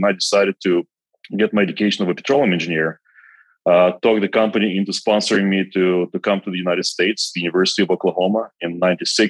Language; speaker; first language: English; non-native, fluent; Kazakh